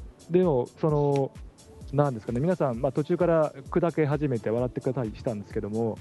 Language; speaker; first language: Japanese; native; Japanese